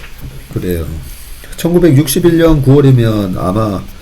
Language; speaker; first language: Korean; native; Korean